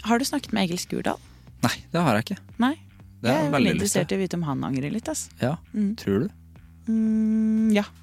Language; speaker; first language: Norwegian; native; Norwegian